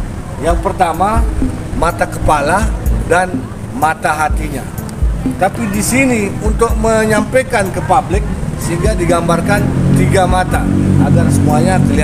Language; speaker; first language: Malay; non-native, local second language; Sasak